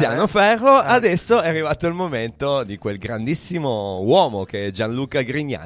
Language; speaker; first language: Italian; native; Italian